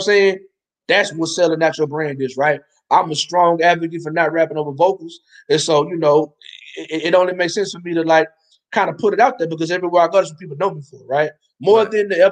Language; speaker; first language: English; native; English